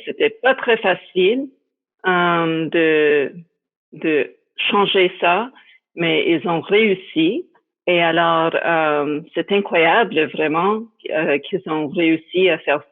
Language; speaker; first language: French; non-native, fluent; English